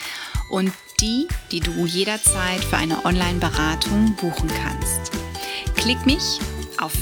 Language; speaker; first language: German; native; German